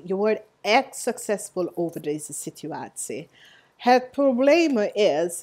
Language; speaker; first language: Dutch; non-native, learner; English